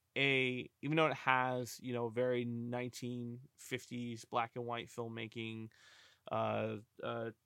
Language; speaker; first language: English; early bilingual, other home language; Polish